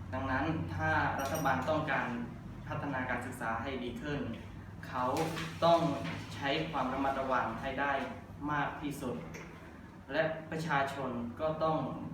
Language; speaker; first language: Thai; non-native, learner; Khmer